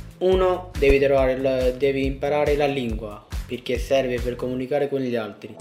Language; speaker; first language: Italian; non-native, fluent; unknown